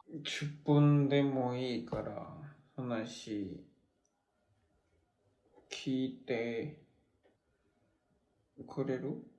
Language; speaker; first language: Japanese; non-native, learner; Korean